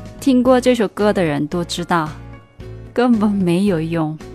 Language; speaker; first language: Chinese; non-native, fluent; Korean